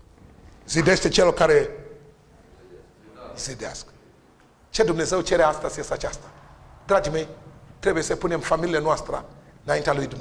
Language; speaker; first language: Romanian; non-native, learner; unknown